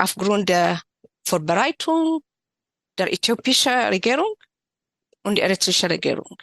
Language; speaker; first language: German; non-native, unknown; Tigrinya